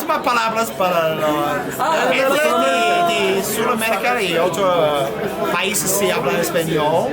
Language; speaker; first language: Spanish; non-native, learner; English